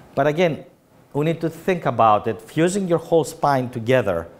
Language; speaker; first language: English; non-native, fluent; Greek